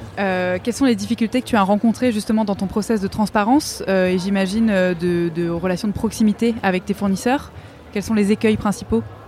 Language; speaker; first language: French; native; French